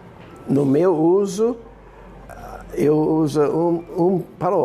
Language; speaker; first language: Portuguese; non-native, fluent; English